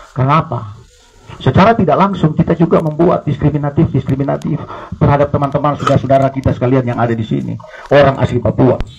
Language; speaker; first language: Indonesian; native; Indonesian